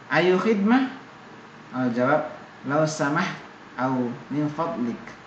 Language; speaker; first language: Arabic; non-native, fluent; Indonesian